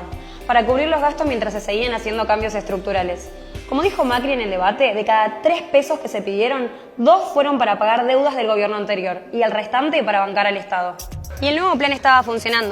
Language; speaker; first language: Spanish; native; Spanish